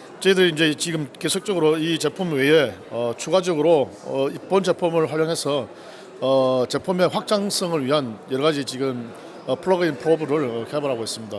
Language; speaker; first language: Korean; native; Korean